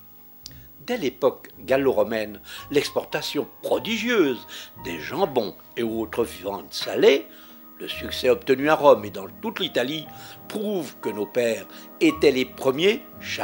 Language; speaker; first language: French; native; French